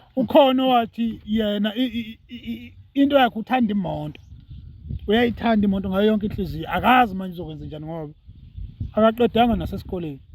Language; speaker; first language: Zulu; native; Zulu